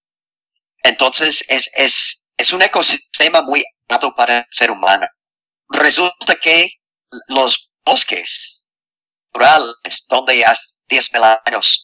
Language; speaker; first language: Spanish; non-native, fluent; English